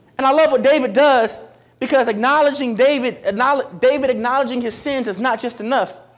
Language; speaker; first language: English; native; English